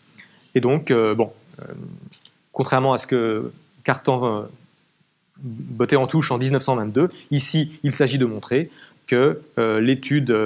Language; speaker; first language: French; native; French